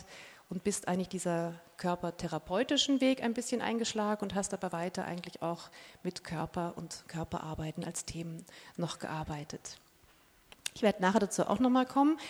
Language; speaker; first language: German; native; German